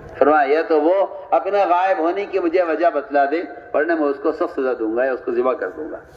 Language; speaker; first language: Urdu; native; Urdu